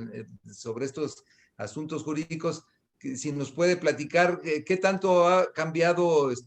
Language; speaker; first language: Spanish; native; Spanish